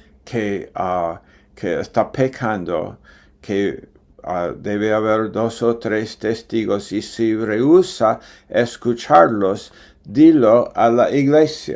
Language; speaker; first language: Spanish; non-native, fluent; English